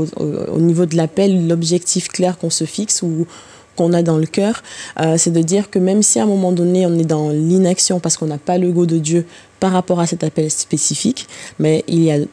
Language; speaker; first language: French; native; French